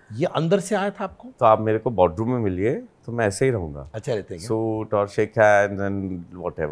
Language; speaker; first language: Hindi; native; Hindi